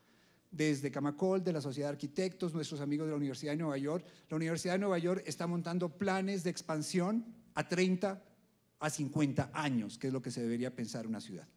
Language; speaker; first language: Spanish; native; Spanish